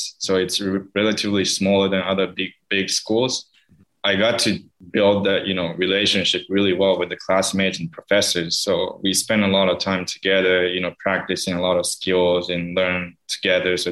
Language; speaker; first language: English; non-native, fluent; Japanese